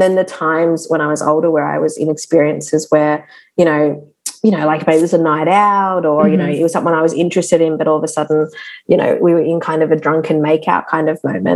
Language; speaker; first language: English; native; English